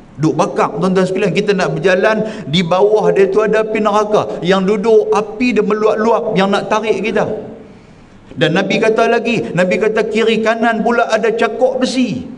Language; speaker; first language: Malay; native; Malay